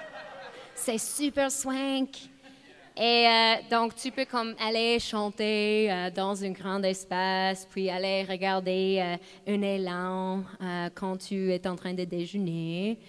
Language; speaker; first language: French; non-native, fluent; English